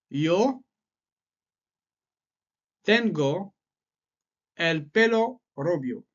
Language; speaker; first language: Spanish; non-native, fluent; French